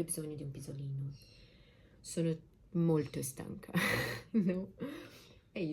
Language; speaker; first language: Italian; non-native, learner; Portuguese